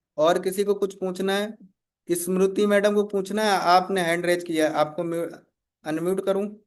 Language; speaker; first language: Hindi; native; Hindi